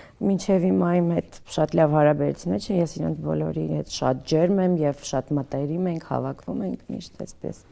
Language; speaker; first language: Armenian; early bilingual, other home language; Russian